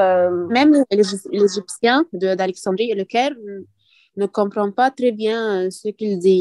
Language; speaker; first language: French; non-native, learner; Arabic